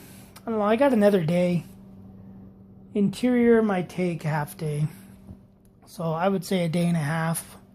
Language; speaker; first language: English; native; English